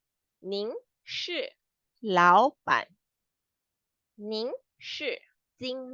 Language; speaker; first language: Chinese; non-native, fluent; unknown